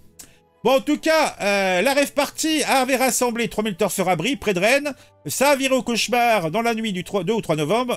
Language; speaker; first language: French; native; French